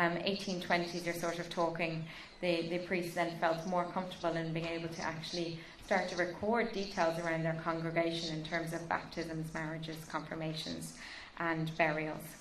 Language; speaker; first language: English; native; English